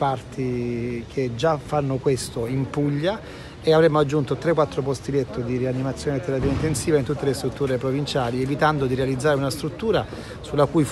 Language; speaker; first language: Italian; native; Italian